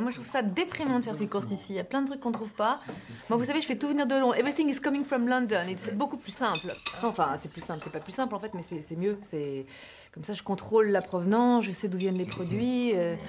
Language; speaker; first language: French; native; French